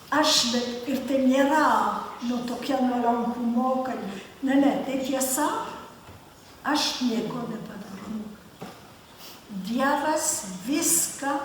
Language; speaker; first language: Lithuanian; non-native, fluent; German